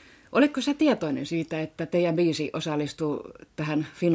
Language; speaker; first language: Finnish; native; Finnish